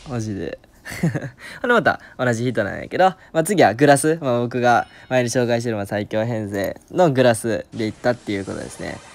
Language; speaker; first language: Japanese; native; Japanese